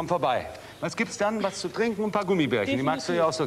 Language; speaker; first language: German; native; German